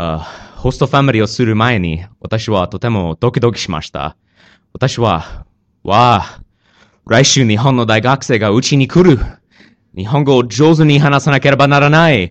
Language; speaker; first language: Japanese; non-native, learner; English